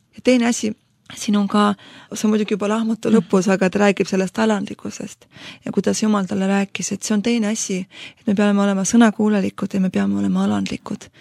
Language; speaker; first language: Estonian; non-native, local second language; Russian